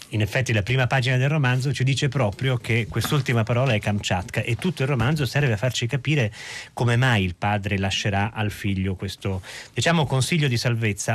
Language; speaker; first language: Italian; native; Italian